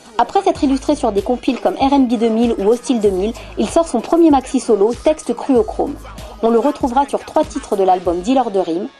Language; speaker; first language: French; native; French